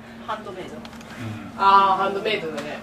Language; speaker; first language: Korean; non-native, learner; Japanese